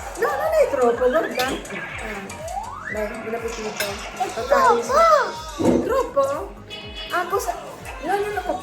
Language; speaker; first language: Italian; non-native, learner; Filipino